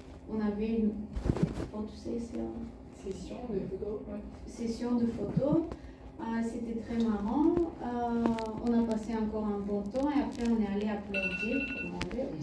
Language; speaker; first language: French; non-native, learner; Bulgarian